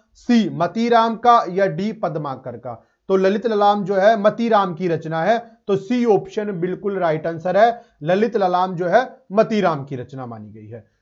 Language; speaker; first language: Hindi; non-native, local second language; Punjabi